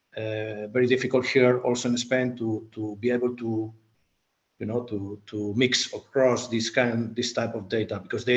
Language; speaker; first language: English; non-native, fluent; Spanish